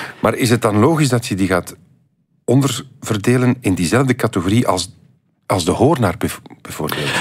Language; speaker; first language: Dutch; native; Dutch